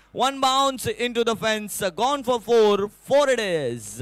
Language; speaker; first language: English; non-native, local second language; Marathi